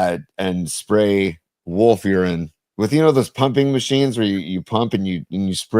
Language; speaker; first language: English; native; English